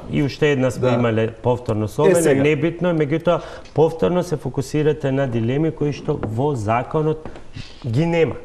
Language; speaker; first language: Macedonian; native; Macedonian